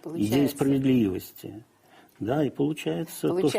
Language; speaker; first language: Russian; native; Russian